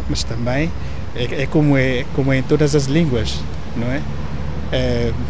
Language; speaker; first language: Portuguese; non-native, fluent; Igbo